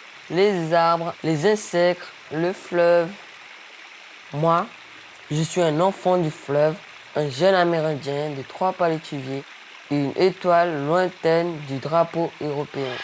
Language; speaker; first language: French; non-native, local second language; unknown